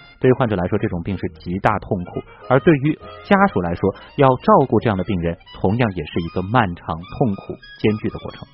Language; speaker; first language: Chinese; native; Chinese